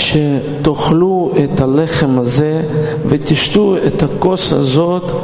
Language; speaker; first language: Hebrew; non-native, fluent; Russian